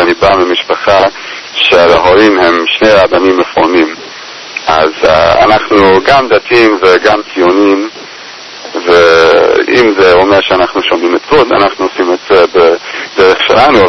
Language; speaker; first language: Hebrew; non-native, fluent; English